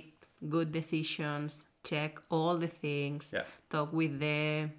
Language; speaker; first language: English; non-native, learner; Spanish